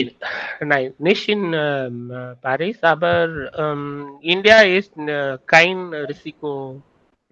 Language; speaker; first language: German; non-native, learner; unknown